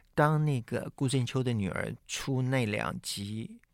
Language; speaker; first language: Chinese; native; Chinese